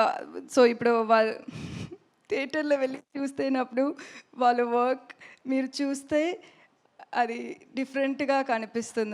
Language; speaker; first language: Telugu; non-native, learner; Tamil